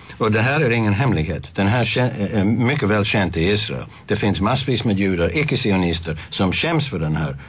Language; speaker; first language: Swedish; non-native, fluent; English